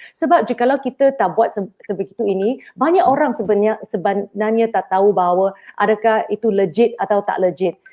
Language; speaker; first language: Malay; non-native, local second language; Chinese